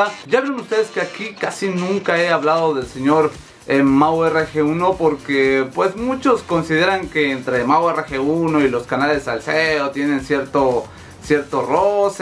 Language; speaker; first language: Spanish; native; Spanish